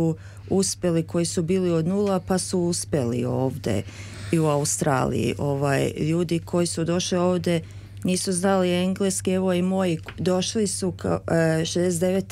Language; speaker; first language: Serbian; early bilingual, heritage; Serbian